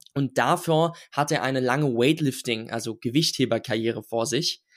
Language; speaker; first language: German; native; German